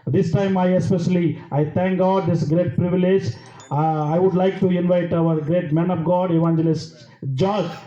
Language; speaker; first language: English; non-native, local second language; Telugu